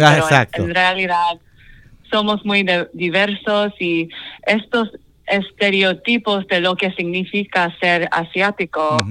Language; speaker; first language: Spanish; non-native, fluent; English